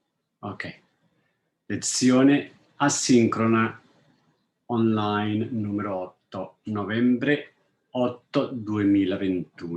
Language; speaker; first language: Italian; non-native, fluent; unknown